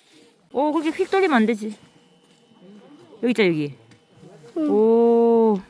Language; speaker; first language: Korean; native; Korean